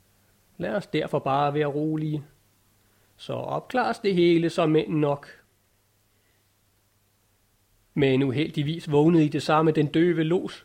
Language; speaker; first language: Danish; native; Danish